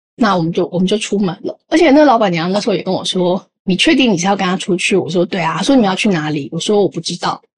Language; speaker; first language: Chinese; native; Chinese